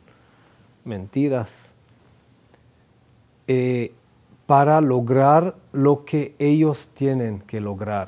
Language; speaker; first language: Spanish; non-native, fluent; Hebrew